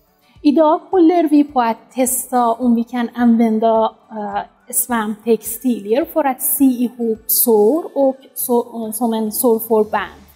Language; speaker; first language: Swedish; non-native, fluent; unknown